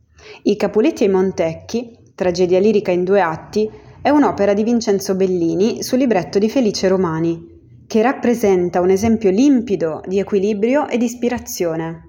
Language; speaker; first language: Italian; native; Italian